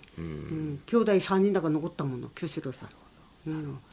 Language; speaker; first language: Japanese; native; Japanese